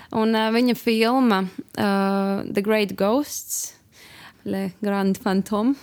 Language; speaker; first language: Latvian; native; Latvian